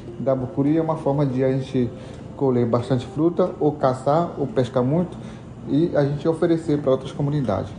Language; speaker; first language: Portuguese; non-native, local second language; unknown